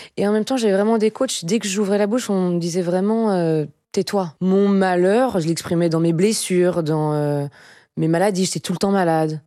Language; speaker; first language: French; native; French